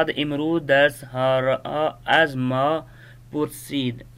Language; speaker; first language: Persian; non-native, fluent; Urdu